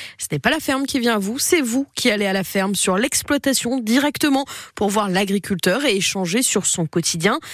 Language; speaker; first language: French; native; French